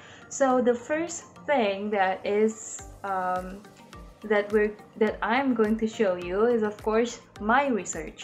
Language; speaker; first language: English; non-native, learner; Indonesian